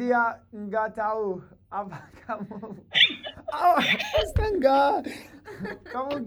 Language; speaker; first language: Indonesian; non-native, learner; English